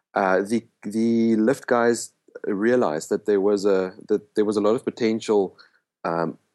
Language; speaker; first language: English; non-native, local second language; Afrikaans